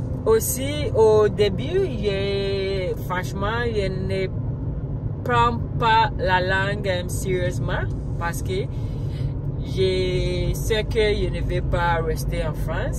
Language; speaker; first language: French; non-native, learner; Akan